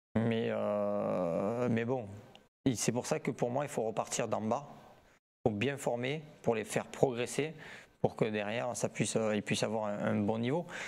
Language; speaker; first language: French; native; French